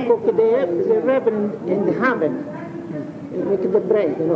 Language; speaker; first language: English; non-native, learner; Italian